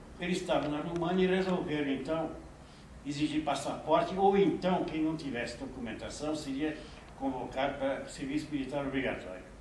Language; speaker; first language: Portuguese; early bilingual, other home language; Hungarian